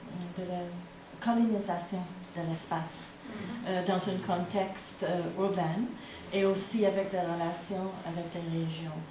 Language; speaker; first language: French; non-native, fluent; English